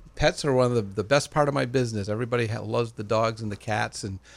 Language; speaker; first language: English; native; English